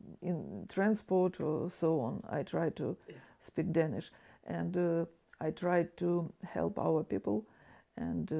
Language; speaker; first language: English; non-native, fluent; Ukrainian